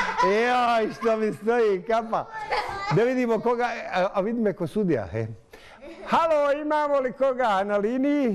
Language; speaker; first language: Bosnian; native; Bosnian